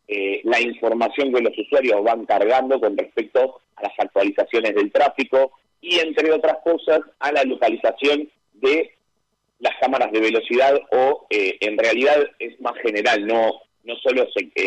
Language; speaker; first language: Spanish; native; Spanish